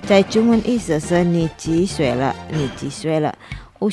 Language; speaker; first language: Chinese; non-native, fluent; Indonesian